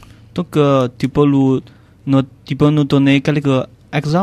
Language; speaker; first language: French; non-native, learner; Chinese